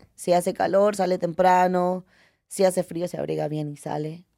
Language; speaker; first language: Spanish; native; Spanish